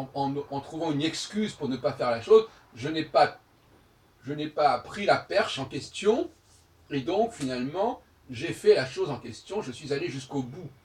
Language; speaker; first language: French; native; French